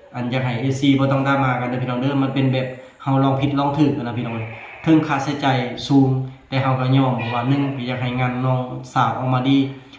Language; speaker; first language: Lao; non-native, local second language; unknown